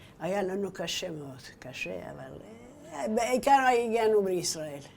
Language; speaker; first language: Hebrew; non-native, learner; Persian